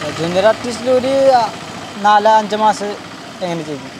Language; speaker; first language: Malayalam; non-native, learner; Odia